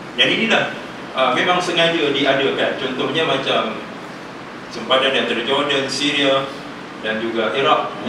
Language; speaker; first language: Malay; native; Malay